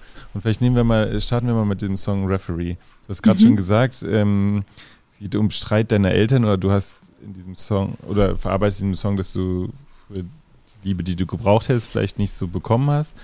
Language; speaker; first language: German; native; German